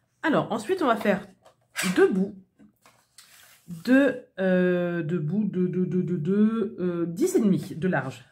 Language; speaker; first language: French; native; French